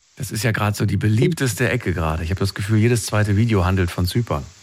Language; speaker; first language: German; native; German